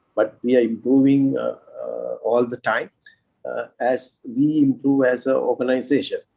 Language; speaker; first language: English; non-native, local second language; Sinhala